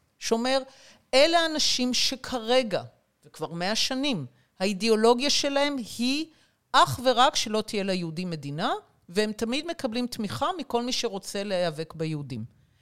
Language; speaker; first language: Hebrew; native; Hebrew